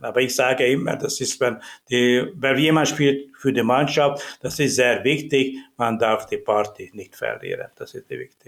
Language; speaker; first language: German; non-native, learner; Hungarian